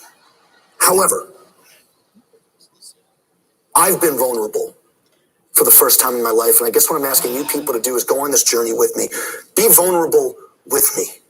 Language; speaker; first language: English; native; English